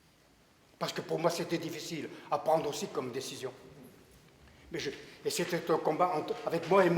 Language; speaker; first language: French; native; French